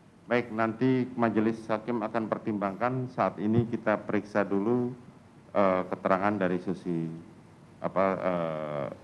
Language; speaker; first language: Indonesian; native; Indonesian